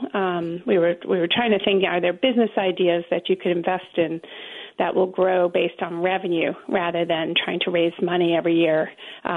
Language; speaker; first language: English; native; English